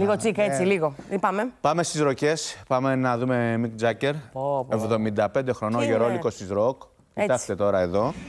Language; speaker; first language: Greek; native; Greek